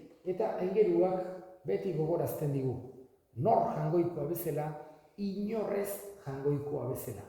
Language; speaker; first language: Basque; native; Basque